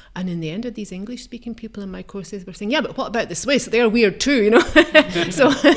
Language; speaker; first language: English; native; English